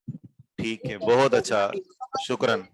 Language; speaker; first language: Urdu; native; Urdu